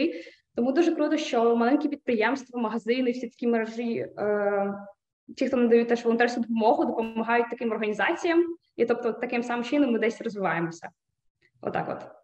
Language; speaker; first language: Ukrainian; native; Ukrainian